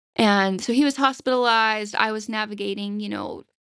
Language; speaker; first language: English; native; English